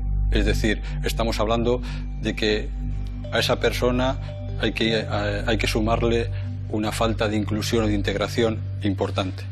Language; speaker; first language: Spanish; native; Spanish